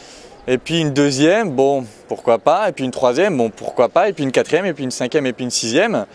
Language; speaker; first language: French; native; French